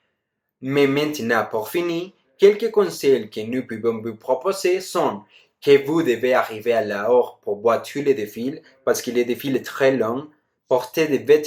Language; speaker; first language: French; non-native, learner; Spanish